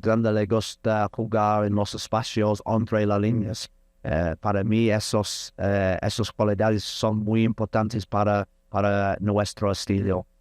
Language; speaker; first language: Spanish; non-native, learner; English